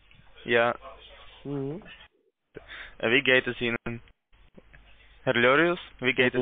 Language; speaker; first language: German; non-native, learner; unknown